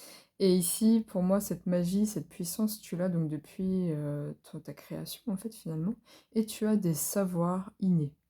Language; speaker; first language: French; native; French